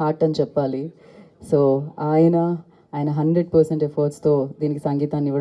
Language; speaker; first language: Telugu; native; Telugu